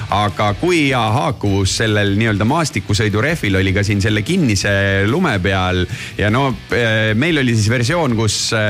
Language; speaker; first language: Estonian; native; Estonian